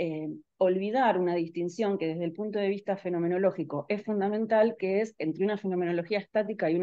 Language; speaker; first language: Spanish; native; Spanish